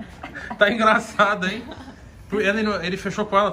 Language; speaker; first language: Portuguese; native; Portuguese